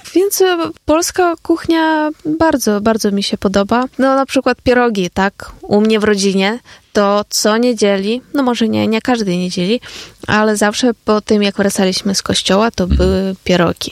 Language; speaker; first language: Polish; non-native, fluent; Ukrainian